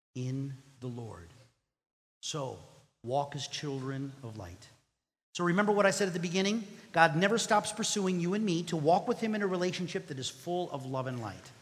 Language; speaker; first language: English; non-native, fluent; Spanish